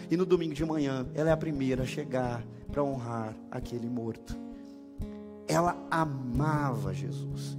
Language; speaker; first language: Portuguese; native; Portuguese